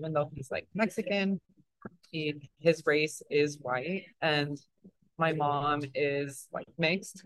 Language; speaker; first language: English; early bilingual, other home language; Spanish